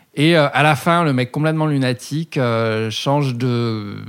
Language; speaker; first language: French; native; French